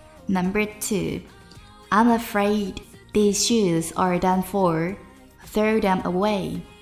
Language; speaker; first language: English; non-native, fluent; Chinese